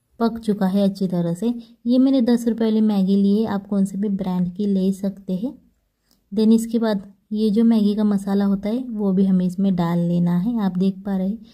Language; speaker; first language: Hindi; non-native, local second language; Marathi